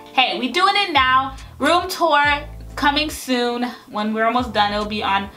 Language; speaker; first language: English; native; English